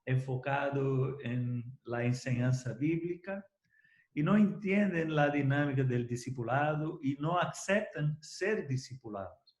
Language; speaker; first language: Spanish; non-native, fluent; Portuguese